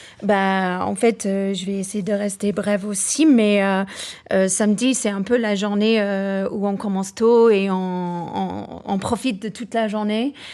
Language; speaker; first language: French; non-native, fluent; English